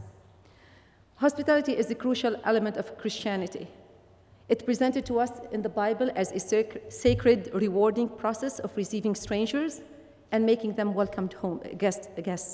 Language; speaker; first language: English; non-native, fluent; Arabic